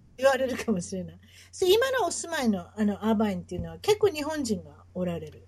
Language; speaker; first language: Japanese; native; Japanese